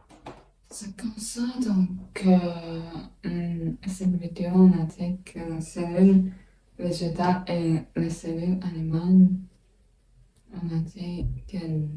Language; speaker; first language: French; non-native, learner; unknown